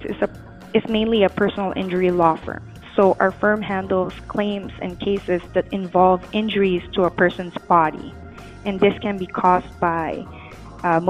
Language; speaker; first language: English; non-native, local second language; Filipino